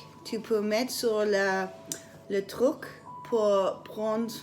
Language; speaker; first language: French; non-native, learner; English